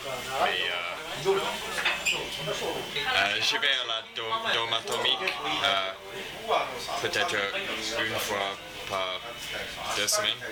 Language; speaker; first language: French; non-native, learner; English